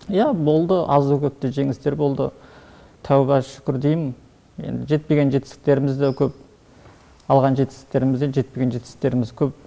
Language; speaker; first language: Kazakh; early bilingual, heritage; Kazakh